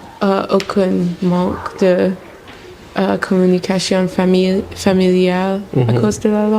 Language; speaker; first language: French; non-native, local second language; English